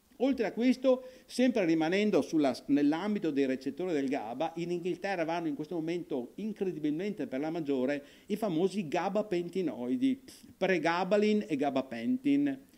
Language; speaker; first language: Italian; native; Italian